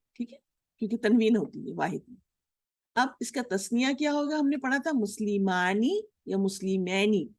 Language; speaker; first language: Urdu; native; Urdu